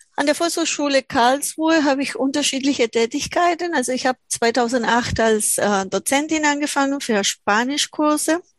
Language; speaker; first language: German; non-native, fluent; Spanish